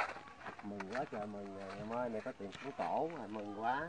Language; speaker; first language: Vietnamese; native; Vietnamese